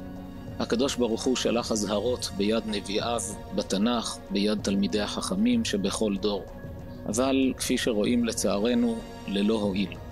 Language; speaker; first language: Hebrew; native; Hebrew